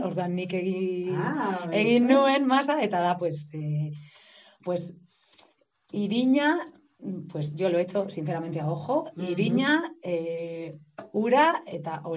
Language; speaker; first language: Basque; non-native, local second language; Spanish